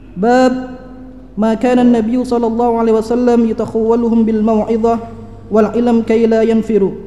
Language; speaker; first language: Arabic; non-native, fluent; Malay